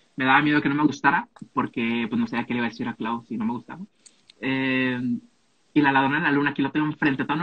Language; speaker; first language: Spanish; native; Spanish